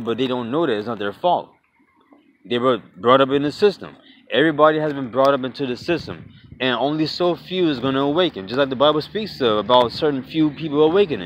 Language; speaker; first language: English; native; English